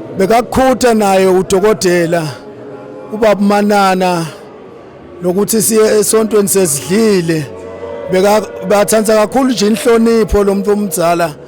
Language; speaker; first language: Zulu; non-native, local second language; Swati